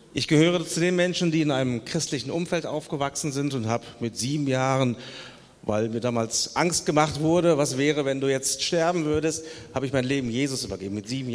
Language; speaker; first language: German; native; German